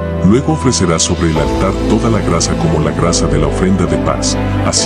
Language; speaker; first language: Spanish; native; Spanish